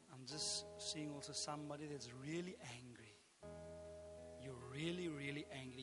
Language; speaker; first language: English; non-native, local second language; Afrikaans